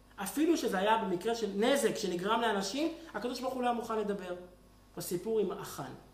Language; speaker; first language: Hebrew; native; Hebrew